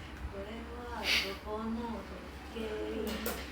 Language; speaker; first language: Japanese; non-native, learner; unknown